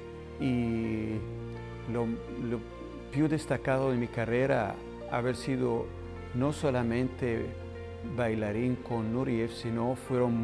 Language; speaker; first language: Italian; non-native, learner; Spanish